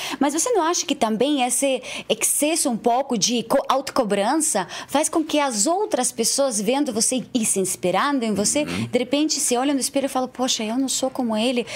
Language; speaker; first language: Portuguese; non-native, fluent; Russian